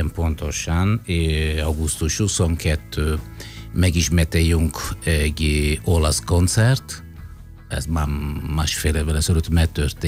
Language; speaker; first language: Hungarian; non-native, fluent; Italian